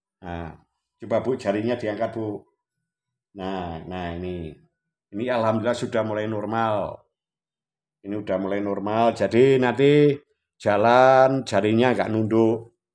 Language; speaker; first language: Indonesian; non-native, local second language; Javanese